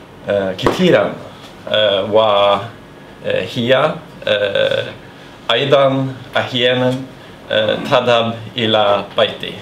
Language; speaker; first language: Arabic; non-native, learner; Norwegian